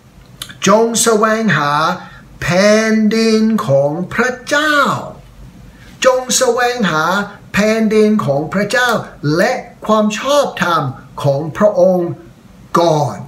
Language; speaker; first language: Thai; non-native, fluent; English